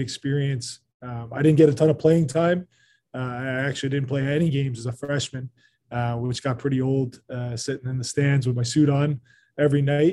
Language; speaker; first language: English; native; English